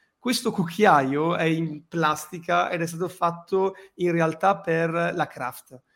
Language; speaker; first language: Italian; native; Italian